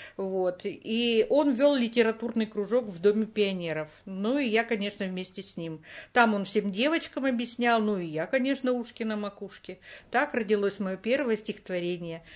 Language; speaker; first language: Russian; native; Russian